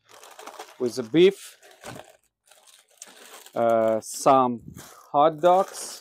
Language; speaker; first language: English; non-native, learner; Russian